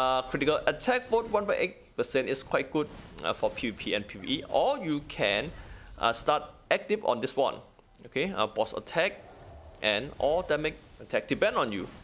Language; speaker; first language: English; non-native, learner; Thai